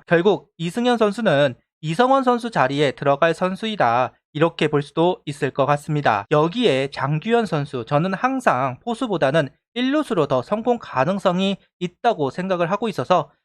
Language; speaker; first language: Korean; native; Korean